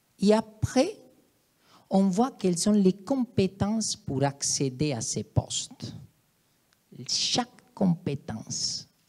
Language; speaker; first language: French; non-native, fluent; Italian